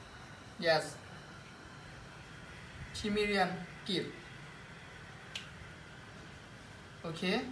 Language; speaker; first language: English; non-native, learner; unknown